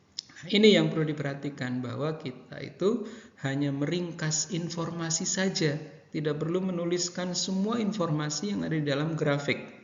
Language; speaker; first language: Indonesian; native; Indonesian